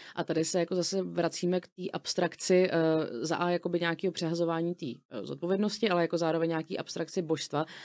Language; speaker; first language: Czech; native; Czech